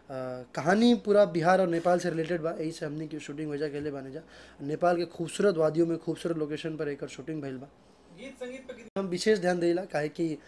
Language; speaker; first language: Hindi; native; Hindi